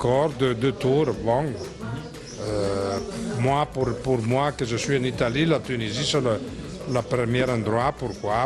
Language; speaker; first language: French; non-native, learner; Italian